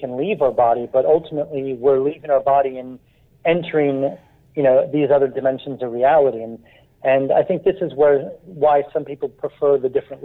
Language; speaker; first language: English; native; English